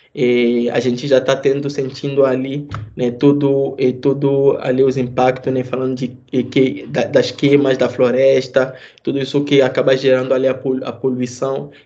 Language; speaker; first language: Portuguese; non-native, fluent; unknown